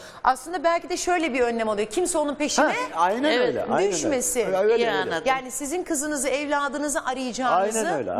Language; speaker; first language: Turkish; native; Turkish